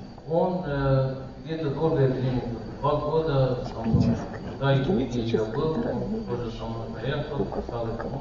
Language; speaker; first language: Russian; non-native, learner; Persian